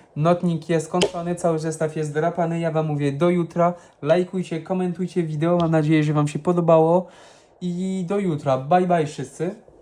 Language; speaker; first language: Polish; non-native, fluent; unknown